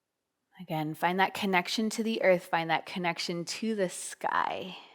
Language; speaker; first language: English; native; English